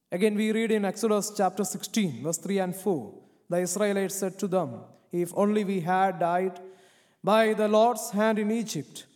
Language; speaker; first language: English; non-native, local second language; Malayalam